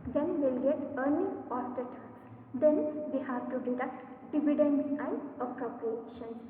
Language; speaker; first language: English; non-native, local second language; Kannada